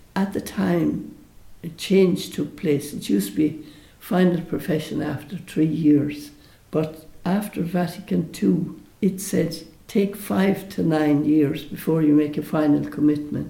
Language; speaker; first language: English; native; English